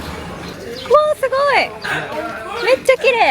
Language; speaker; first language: Japanese; native; Japanese